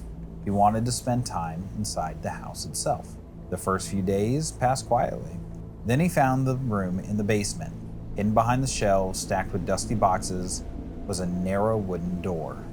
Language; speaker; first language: English; native; English